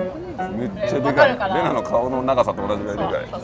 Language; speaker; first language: Japanese; native; Japanese